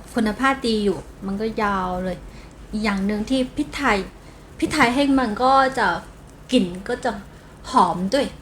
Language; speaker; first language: Thai; non-native, learner; Chinese